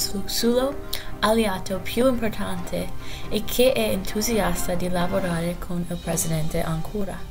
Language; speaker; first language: Italian; non-native, learner; English